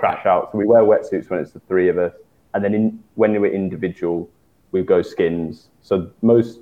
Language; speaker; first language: English; native; English